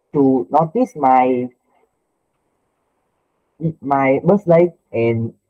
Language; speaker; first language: English; non-native, learner; Vietnamese